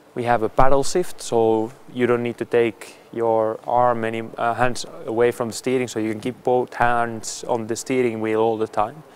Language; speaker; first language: English; non-native, fluent; Finnish